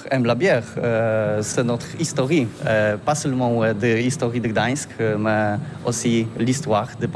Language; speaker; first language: French; non-native, learner; Polish